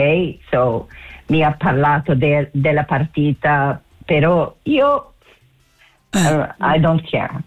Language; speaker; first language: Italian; non-native, learner; English